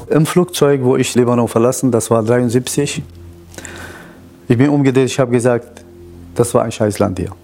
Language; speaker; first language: German; non-native, fluent; Kurdish